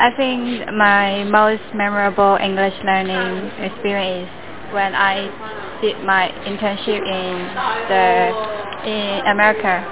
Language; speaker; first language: English; non-native, learner; Cantonese